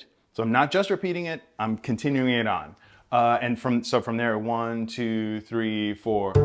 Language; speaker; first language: English; native; English